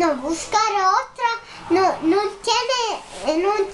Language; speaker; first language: Spanish; early bilingual, heritage; Spanish